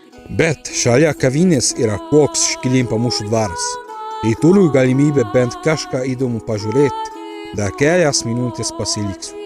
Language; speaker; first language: Lithuanian; non-native, fluent; Czech